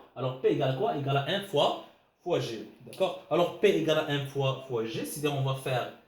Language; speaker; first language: French; non-native, local second language; Arabic